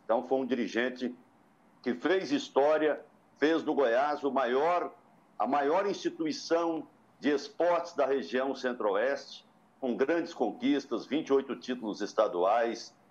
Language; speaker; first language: Portuguese; native; Portuguese